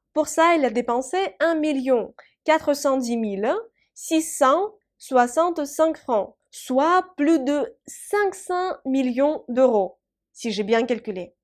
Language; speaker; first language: French; non-native, fluent; Russian